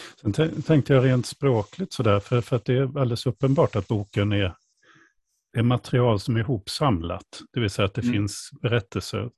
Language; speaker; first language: Swedish; native; Swedish